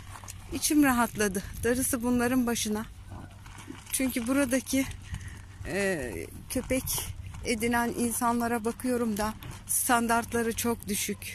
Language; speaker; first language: Turkish; native; Turkish